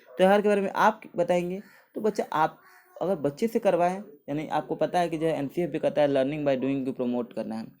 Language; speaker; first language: Hindi; native; Hindi